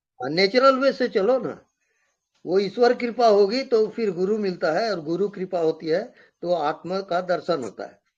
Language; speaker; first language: Hindi; native; Hindi